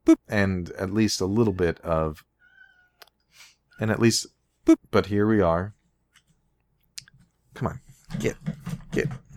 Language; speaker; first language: English; native; English